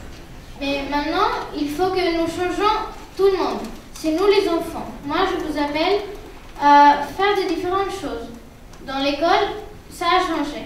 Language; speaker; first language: French; non-native, learner; Spanish